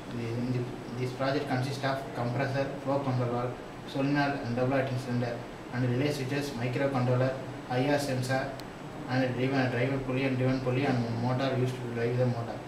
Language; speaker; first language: English; non-native, local second language; Tamil